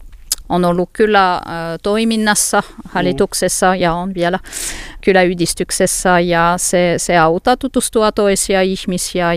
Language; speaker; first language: Finnish; non-native, learner; French